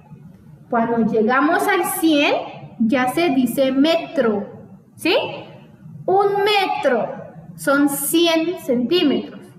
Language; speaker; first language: Spanish; native; Spanish